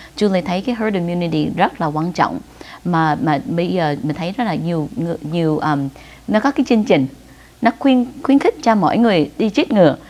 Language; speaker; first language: Vietnamese; early bilingual, heritage; Vietnamese